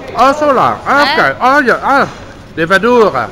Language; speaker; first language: Italian; non-native, learner; Dutch